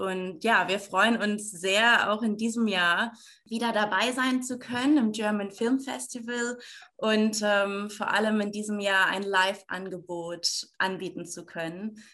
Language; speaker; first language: German; native; German